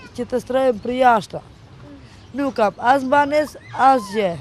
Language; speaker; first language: Albanian; non-native, local second language; Romany